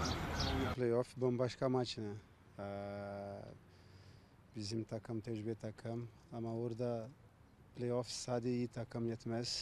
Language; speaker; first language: Turkish; non-native, learner; Portuguese